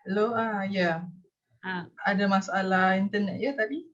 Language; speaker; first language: Malay; native; Malay